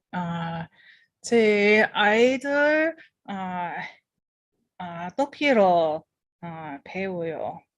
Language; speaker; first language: Korean; non-native, learner; English